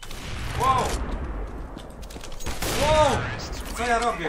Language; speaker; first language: Polish; native; Polish